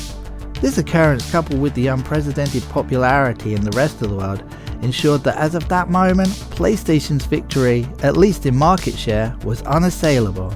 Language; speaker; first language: English; native; English